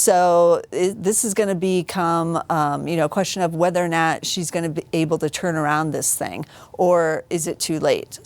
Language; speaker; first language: English; native; English